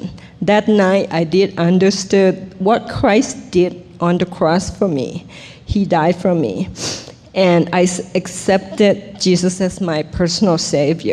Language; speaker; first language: English; non-native, fluent; Thai